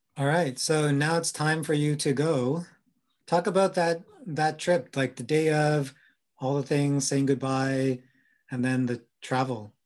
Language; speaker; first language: English; native; English